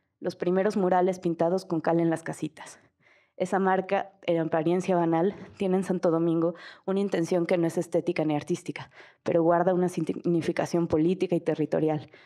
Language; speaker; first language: Spanish; native; Spanish